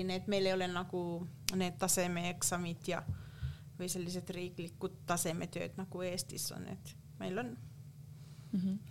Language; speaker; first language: Estonian; non-native, fluent; Finnish